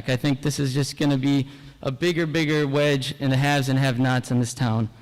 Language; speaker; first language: English; native; English